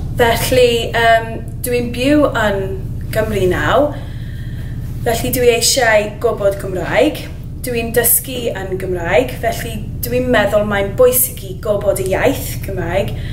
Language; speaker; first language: Welsh; non-native, learner; English